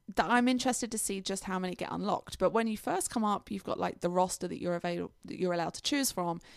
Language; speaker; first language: English; native; English